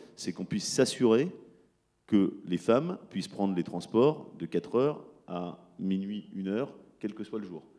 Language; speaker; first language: French; native; French